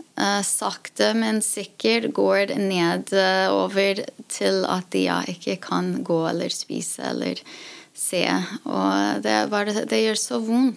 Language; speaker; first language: Norwegian; non-native, fluent; English